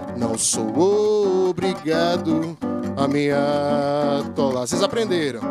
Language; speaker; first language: Portuguese; native; Portuguese